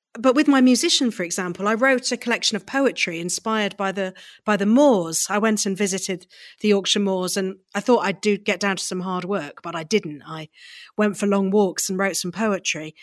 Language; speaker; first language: English; native; English